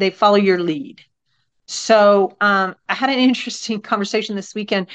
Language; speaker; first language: English; native; English